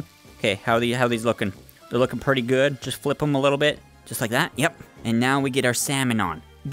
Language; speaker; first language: English; native; English